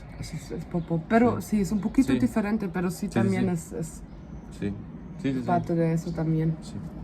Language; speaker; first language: Spanish; non-native, fluent; German